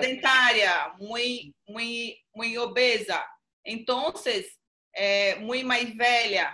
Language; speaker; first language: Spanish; non-native, learner; Portuguese